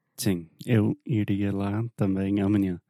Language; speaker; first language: Portuguese; non-native, fluent; English